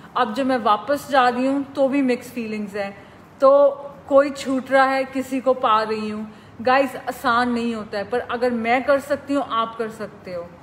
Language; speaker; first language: Hindi; native; Hindi